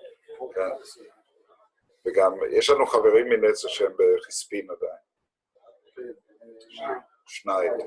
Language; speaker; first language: Hebrew; non-native, fluent; English